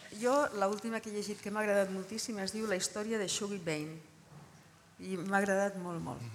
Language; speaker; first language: Catalan; non-native, local second language; Spanish